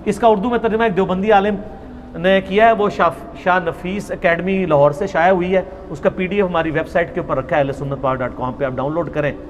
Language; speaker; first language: Urdu; non-native, local second language; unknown